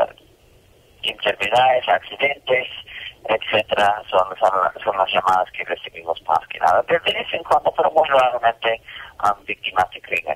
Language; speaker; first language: Spanish; non-native, fluent; English